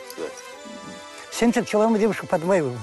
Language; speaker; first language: Russian; non-native, local second language; Karachay-Balkar